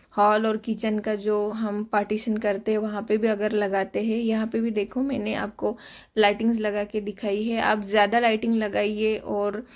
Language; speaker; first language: Hindi; non-native, local second language; Marathi